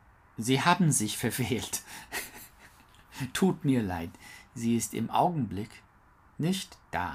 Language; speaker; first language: German; non-native, learner; English